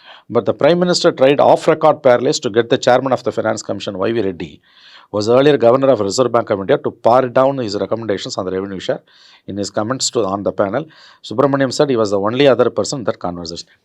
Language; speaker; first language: English; non-native, local second language; Tamil